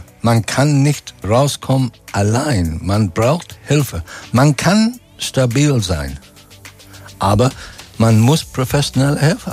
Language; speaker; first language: German; non-native, fluent; English